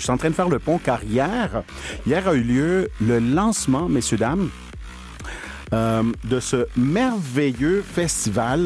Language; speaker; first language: French; non-native, fluent; Spanish